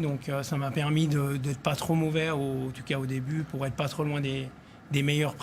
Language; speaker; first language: French; native; French